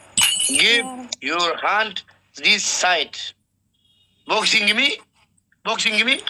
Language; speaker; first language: English; non-native, learner; Oromo